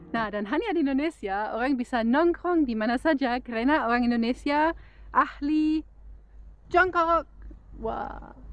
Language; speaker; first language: Indonesian; non-native, fluent; German